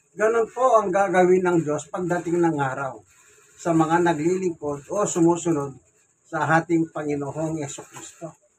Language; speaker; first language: Filipino; non-native, local second language; Pampanga